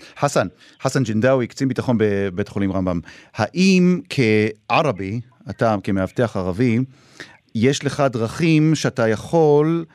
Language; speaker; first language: Hebrew; native; Hebrew